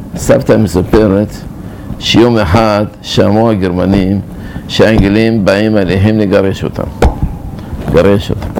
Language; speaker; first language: Hebrew; early bilingual, other home language; Arabic